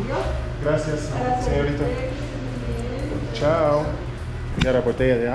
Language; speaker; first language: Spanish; non-native, learner; English